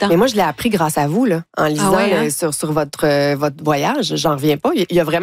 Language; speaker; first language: French; native; French